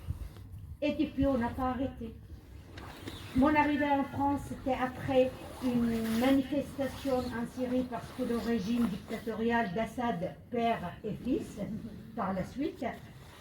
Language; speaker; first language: French; non-native, fluent; Arabic